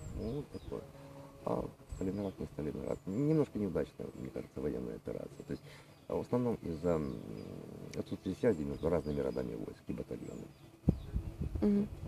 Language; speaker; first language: Russian; native; Russian